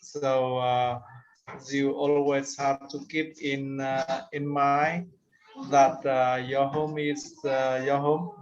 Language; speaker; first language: English; non-native, learner; Vietnamese